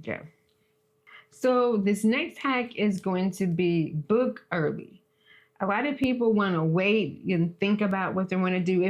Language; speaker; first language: English; native; English